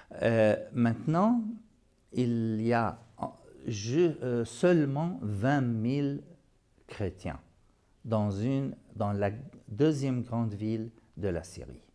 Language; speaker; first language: French; non-native, fluent; Arabic